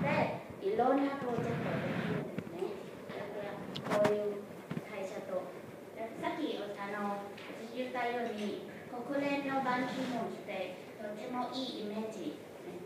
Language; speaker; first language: Japanese; non-native, fluent; Thai